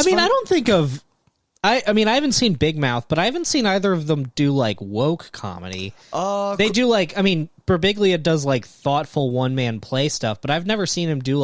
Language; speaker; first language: English; native; English